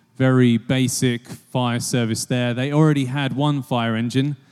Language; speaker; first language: English; native; English